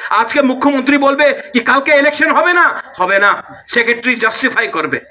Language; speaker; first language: Bangla; non-native, local second language; Kok Borok